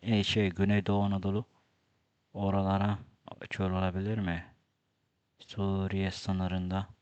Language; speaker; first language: Turkish; non-native, fluent; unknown